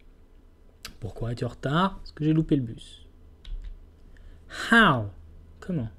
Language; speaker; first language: French; non-native, fluent; English